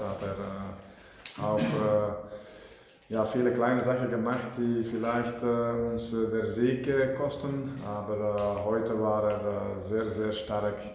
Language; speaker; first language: German; non-native, fluent; Dutch